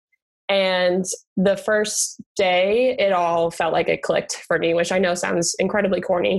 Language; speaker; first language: English; native; English